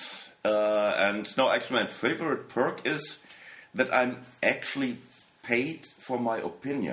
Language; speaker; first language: English; non-native, fluent; German